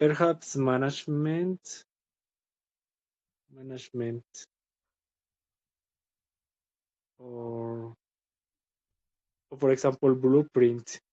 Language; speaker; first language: English; non-native, learner; Spanish